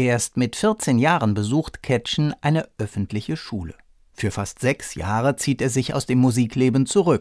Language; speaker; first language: German; native; German